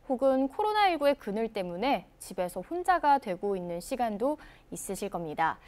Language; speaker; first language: Korean; native; Korean